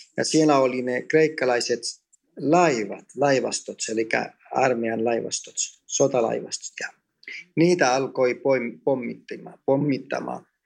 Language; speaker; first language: Finnish; non-native, fluent; Greek